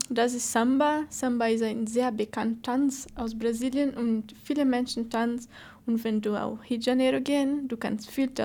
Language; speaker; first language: German; non-native, learner; Portuguese